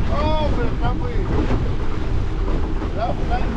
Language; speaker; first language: Spanish; non-native, learner; English